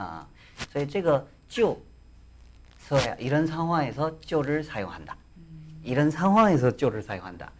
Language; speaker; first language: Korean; non-native, fluent; Chinese